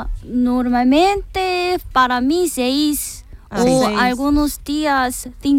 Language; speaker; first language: Spanish; non-native, learner; Korean